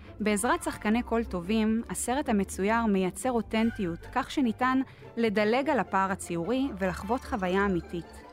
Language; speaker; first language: Hebrew; native; Hebrew